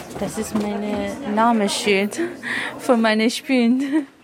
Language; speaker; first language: German; non-native, learner; Persian